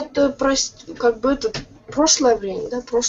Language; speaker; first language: Russian; native; Russian